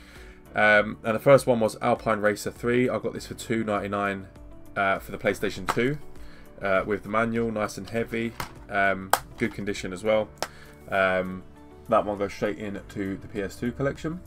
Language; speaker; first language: English; native; English